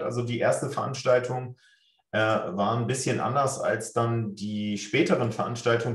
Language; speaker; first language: German; native; German